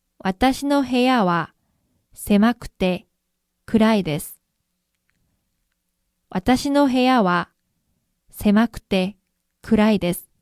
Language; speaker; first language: Japanese; non-native, fluent; Korean